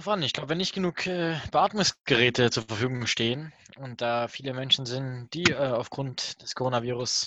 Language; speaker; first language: German; native; German